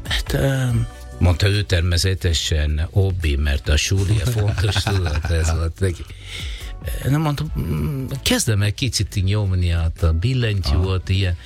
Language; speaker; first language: Hungarian; non-native, learner; Italian